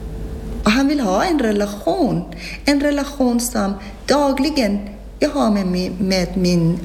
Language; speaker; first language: Swedish; non-native, learner; Persian